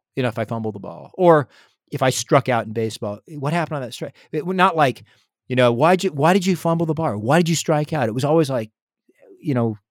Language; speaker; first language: English; native; English